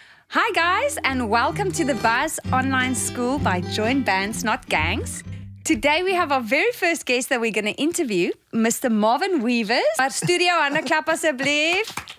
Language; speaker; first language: English; non-native, local second language; Afrikaans